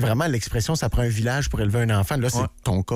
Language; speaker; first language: French; native; French